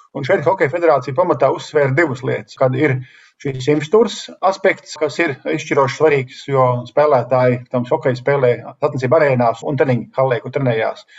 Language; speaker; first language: Latvian; native; Latvian